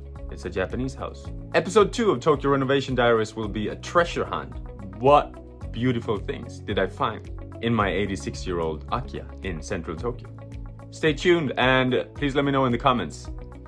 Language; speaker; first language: English; non-native, fluent; Swedish